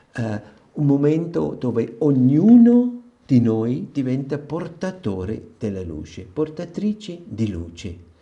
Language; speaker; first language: Italian; non-native, fluent; German